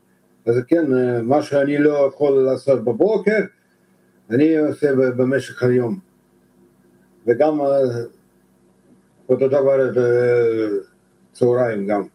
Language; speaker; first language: Hebrew; non-native, fluent; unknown